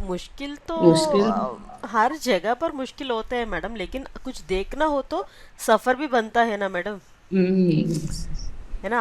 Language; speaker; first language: Hindi; non-native, local second language; Telugu